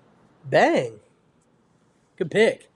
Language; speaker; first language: English; native; English